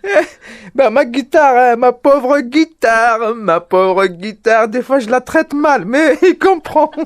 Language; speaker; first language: French; non-native, local second language; Kabyle